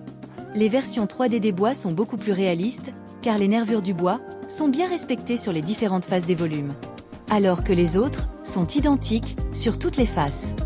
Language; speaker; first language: French; native; French